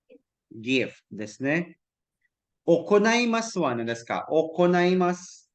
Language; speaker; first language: Japanese; non-native, fluent; Cebuano